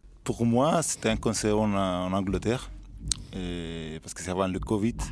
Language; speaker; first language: French; non-native, learner; Spanish